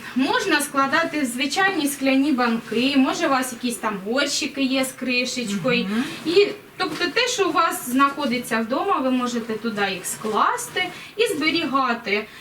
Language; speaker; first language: Ukrainian; native; Ukrainian